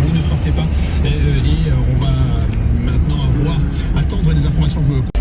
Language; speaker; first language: French; native; French